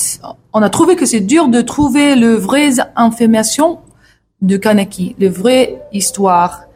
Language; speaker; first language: French; non-native, learner; English